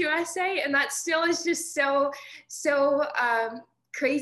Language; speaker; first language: English; native; English